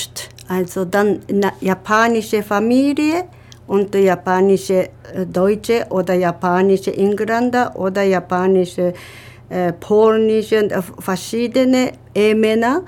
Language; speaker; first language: German; non-native, learner; Japanese